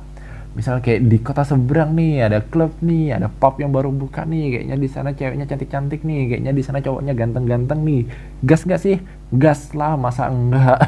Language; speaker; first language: Indonesian; native; Indonesian